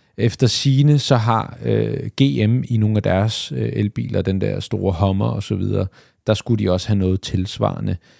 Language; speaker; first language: Danish; early bilingual, other home language; Arabic